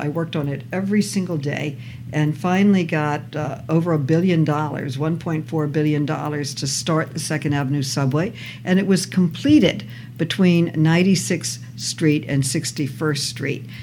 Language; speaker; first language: English; native; English